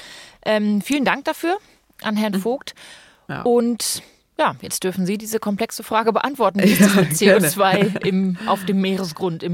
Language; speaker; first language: German; native; German